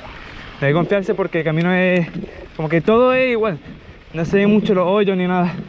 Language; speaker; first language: Spanish; native; Spanish